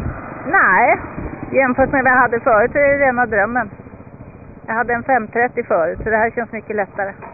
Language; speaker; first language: Swedish; native; Swedish